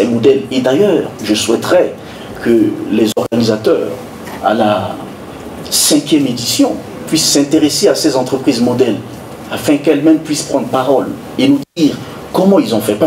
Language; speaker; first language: French; non-native, local second language; Sango